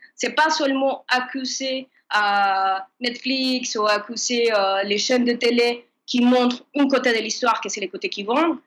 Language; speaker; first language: French; non-native, fluent; Spanish